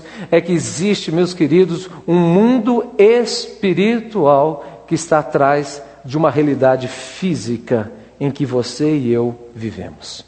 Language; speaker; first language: Portuguese; native; Portuguese